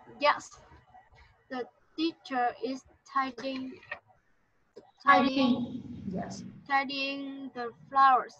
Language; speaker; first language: English; non-native, learner; Vietnamese